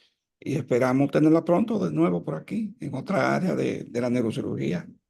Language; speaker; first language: Spanish; native; Spanish